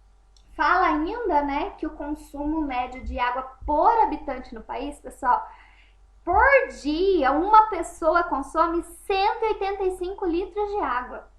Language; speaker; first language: Portuguese; native; Portuguese